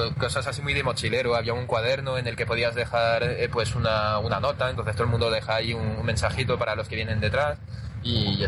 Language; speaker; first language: Spanish; non-native, fluent; French